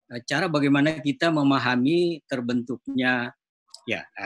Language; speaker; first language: Indonesian; native; Indonesian